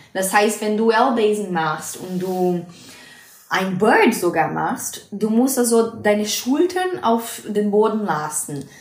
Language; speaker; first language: German; non-native, fluent; Portuguese